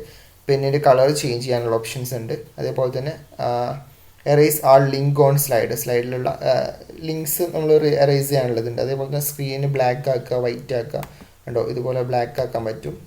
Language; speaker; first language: Malayalam; native; Malayalam